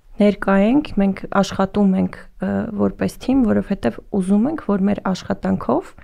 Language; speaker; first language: Armenian; native; Armenian